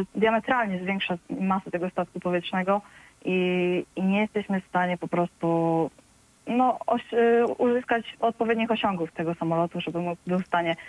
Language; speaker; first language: Polish; native; Polish